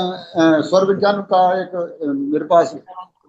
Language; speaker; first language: Hindi; native; Hindi